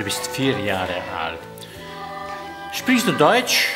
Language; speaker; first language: German; non-native, fluent; Slovenian